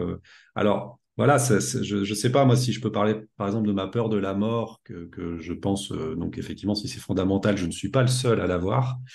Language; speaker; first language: French; native; French